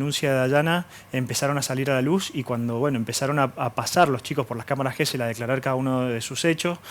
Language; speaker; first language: Spanish; native; Spanish